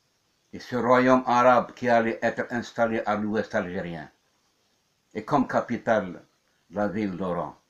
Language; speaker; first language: French; non-native, local second language; Kabyle